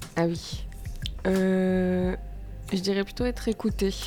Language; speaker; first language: French; native; French